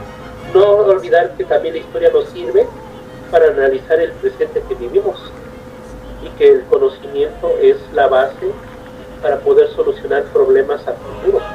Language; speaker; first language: Spanish; native; Spanish